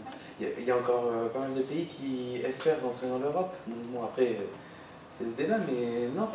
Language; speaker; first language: French; native; French